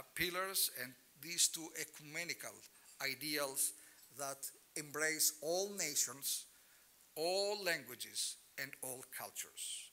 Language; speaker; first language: English; non-native, fluent; Greek